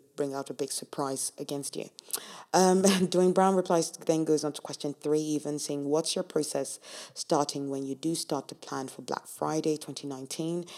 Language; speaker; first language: English; non-native, local second language; Yoruba